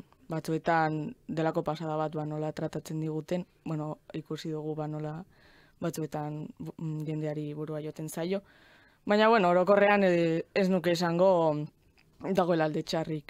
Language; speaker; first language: Basque; non-native, local second language; Spanish